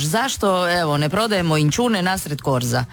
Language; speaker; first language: Serbian; native; Serbian